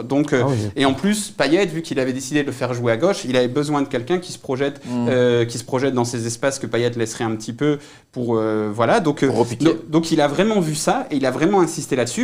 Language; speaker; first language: French; native; French